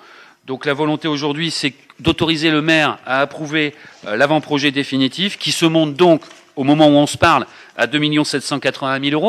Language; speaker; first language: French; native; French